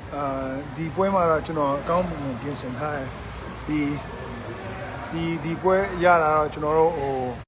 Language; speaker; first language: Burmese; non-native, local second language; Kachin